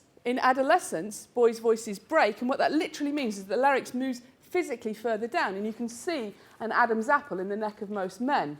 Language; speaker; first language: English; native; English